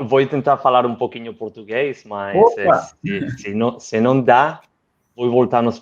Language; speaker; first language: Portuguese; non-native, learner; Spanish